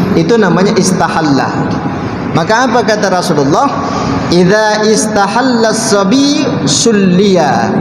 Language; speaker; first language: Malay; native; Malay